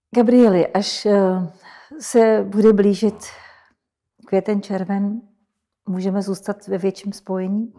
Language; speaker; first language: Czech; native; Czech